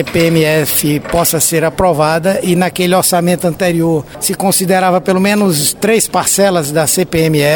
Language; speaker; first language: Portuguese; native; Portuguese